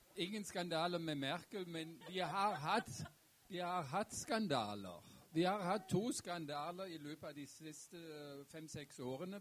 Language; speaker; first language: Norwegian; non-native, fluent; German